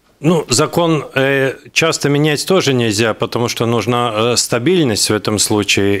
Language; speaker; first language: Russian; non-native, local second language; Latvian